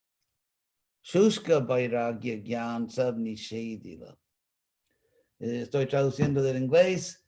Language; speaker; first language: Spanish; non-native, fluent; English